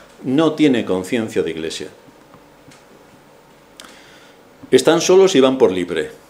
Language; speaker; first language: Spanish; native; Spanish